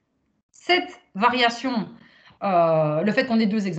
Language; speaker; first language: French; native; French